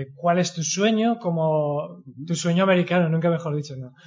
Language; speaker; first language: Spanish; native; Spanish